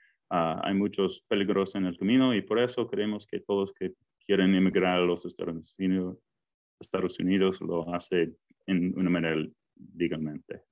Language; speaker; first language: Spanish; non-native, fluent; English